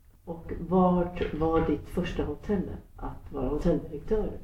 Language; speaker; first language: Swedish; native; Swedish